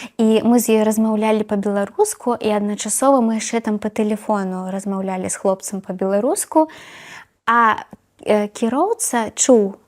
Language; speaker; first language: Belarusian; non-native, local second language; Russian